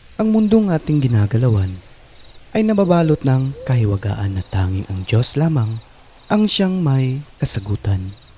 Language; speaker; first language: Filipino; non-native, local second language; Cebuano